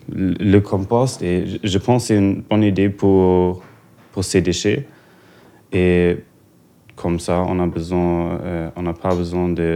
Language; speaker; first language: French; non-native, learner; German